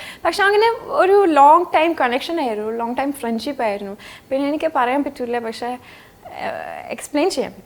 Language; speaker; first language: Malayalam; non-native, fluent; French